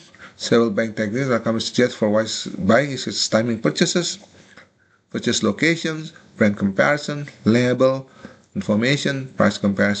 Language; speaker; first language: English; non-native, fluent; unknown